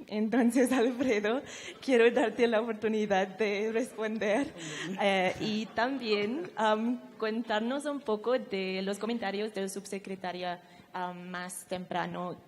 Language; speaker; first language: Spanish; non-native, fluent; English